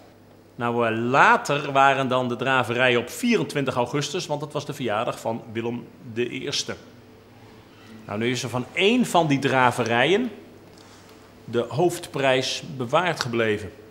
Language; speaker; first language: Dutch; native; Dutch